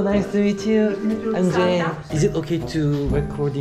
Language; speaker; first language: English; non-native, learner; Korean